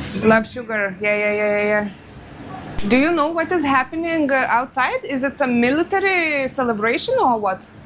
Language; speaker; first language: English; non-native, learner; Lithuanian